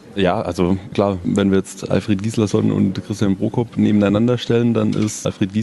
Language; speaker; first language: German; native; German